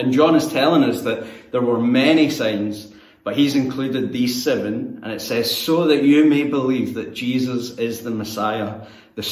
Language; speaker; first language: English; native; English